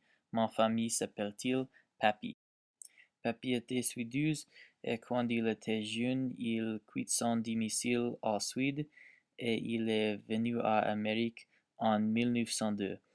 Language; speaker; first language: French; non-native, learner; English